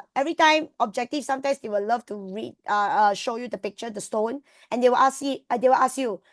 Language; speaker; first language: English; non-native, local second language; Malay